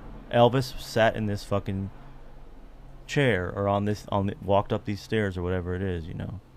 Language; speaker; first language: English; native; English